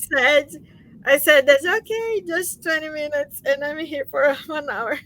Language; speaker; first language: English; non-native, learner; Portuguese